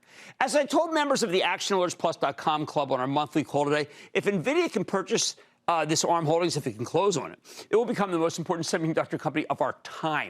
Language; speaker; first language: English; native; English